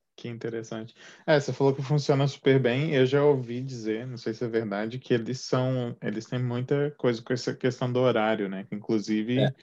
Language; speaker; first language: Portuguese; native; Portuguese